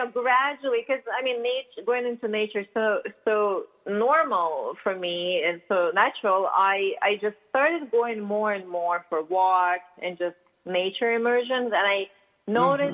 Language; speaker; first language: English; non-native, fluent; Russian